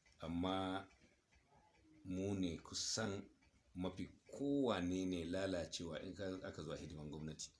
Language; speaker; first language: Hausa; non-native, local second language; Fula